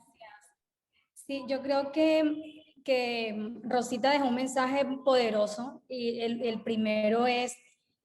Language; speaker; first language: Spanish; native; Spanish